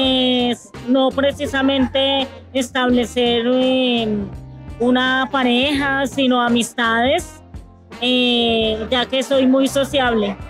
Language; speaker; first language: Spanish; native; Spanish